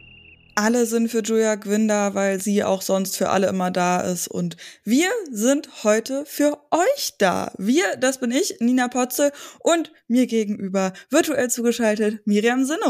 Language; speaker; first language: German; native; German